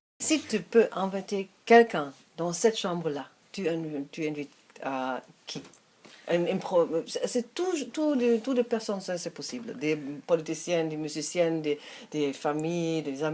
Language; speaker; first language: French; non-native, learner; German